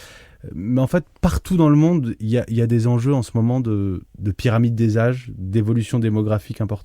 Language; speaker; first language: French; native; French